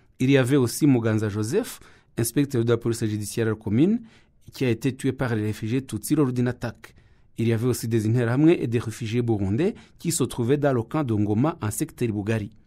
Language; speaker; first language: French; non-native, local second language; Kinyarwanda